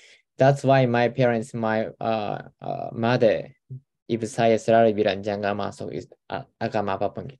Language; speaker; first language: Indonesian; non-native, fluent; Japanese